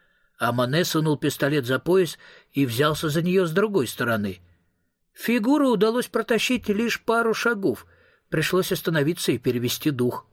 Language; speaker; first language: Russian; native; Russian